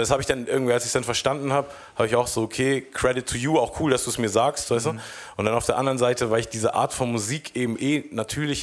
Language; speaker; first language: German; native; German